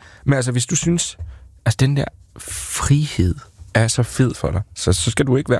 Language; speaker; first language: Danish; native; Danish